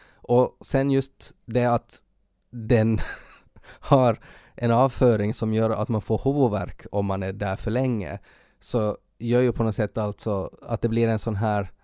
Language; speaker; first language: Swedish; native; Swedish